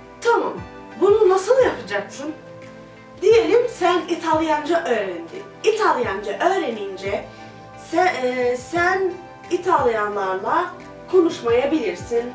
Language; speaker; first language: Turkish; non-native, learner; Arabic